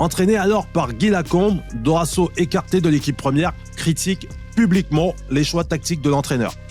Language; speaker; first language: French; native; French